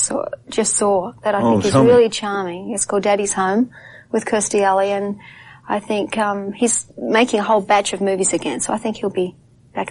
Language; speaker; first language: English; native; English